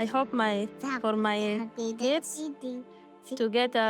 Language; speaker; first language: English; non-native, learner; Arabic